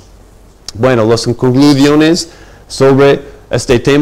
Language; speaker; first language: Spanish; non-native, fluent; English